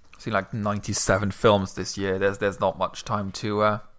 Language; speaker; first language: English; non-native, fluent; Luxembourgish